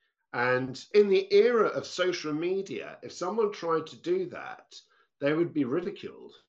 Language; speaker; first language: English; native; English